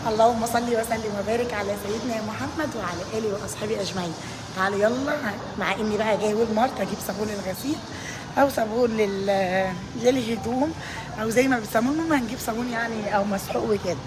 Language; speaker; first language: Arabic; native; Arabic